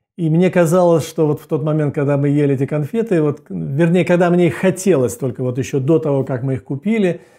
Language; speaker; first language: Russian; native; Russian